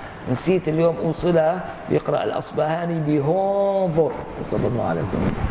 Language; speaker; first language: Arabic; native; Arabic